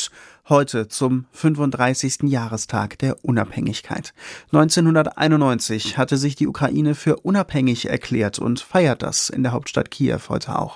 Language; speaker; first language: German; native; German